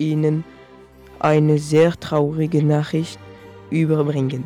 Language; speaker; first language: German; non-native, learner; French